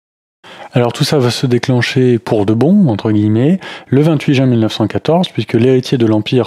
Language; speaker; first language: French; native; French